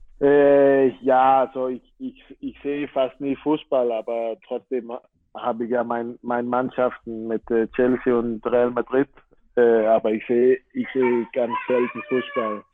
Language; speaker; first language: German; non-native, fluent; Danish